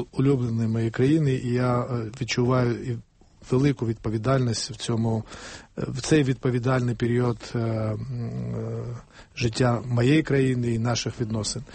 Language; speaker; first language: Ukrainian; non-native, fluent; Georgian